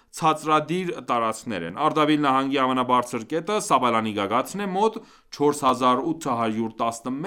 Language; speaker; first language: Armenian; early bilingual, heritage; Armenian